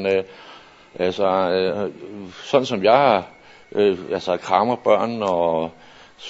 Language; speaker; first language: Danish; native; Danish